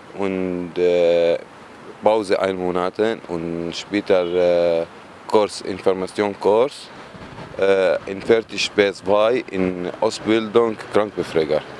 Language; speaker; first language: German; non-native, learner; Arabic